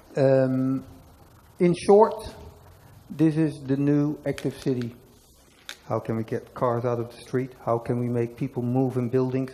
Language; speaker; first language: English; non-native, fluent; Dutch